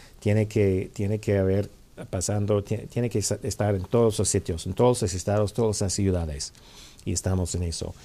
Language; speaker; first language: Spanish; non-native, fluent; English